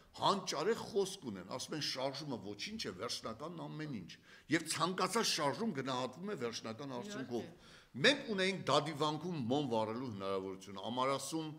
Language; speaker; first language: Armenian; native; Armenian